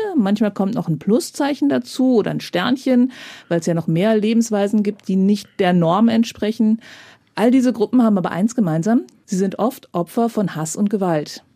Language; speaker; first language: German; native; German